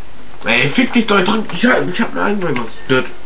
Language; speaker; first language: German; native; German